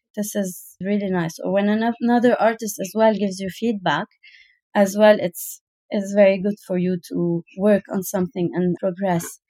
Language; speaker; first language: English; non-native, fluent; Arabic